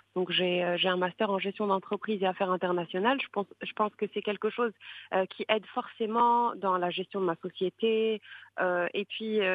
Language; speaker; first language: French; non-native, local second language; Arabic